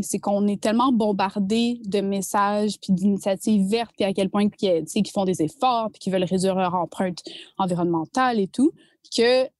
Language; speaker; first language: French; native; French